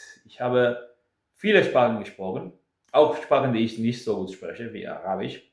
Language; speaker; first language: German; non-native, fluent; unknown